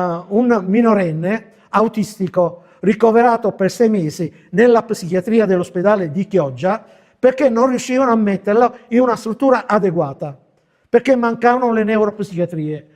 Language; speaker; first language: Italian; native; Italian